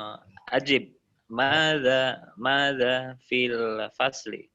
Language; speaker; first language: Arabic; non-native, learner; Indonesian